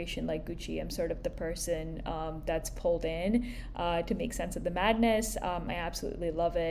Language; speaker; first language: English; non-native, local second language; Hindi